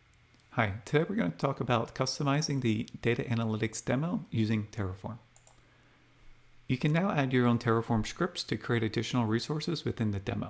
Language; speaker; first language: English; native; English